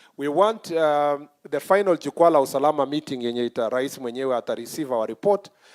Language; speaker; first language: Swahili; non-native, local second language; Kalenjin